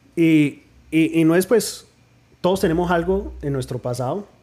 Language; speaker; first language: Spanish; early bilingual, heritage; Spanish